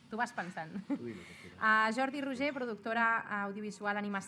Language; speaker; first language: Catalan; native; Catalan